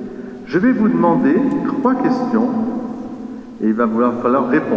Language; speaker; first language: French; native; French